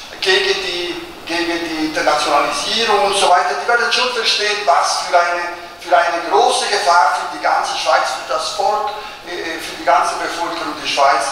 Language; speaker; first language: German; non-native, local second language; Italian